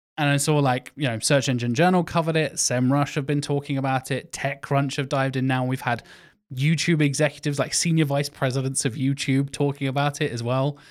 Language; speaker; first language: English; native; English